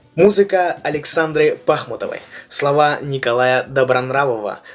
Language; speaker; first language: Russian; non-native, local second language; Kazakh